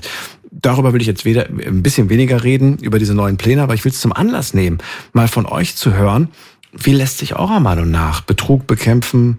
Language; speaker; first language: German; native; German